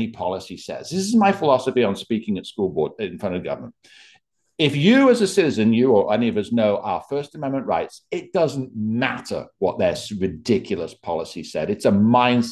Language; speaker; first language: English; native; English